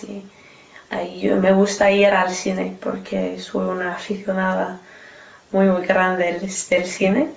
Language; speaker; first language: Spanish; non-native, learner; English